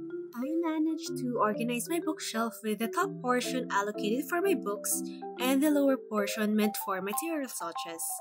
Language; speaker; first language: English; non-native, local second language; Filipino